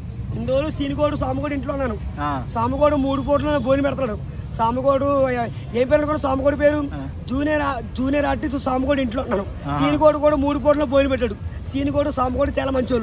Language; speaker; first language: Telugu; native; Telugu